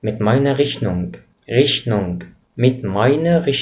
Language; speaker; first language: German; non-native, fluent; Arabic